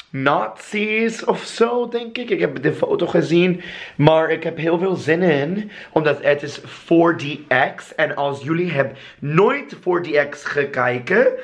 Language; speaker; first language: Dutch; non-native, learner; English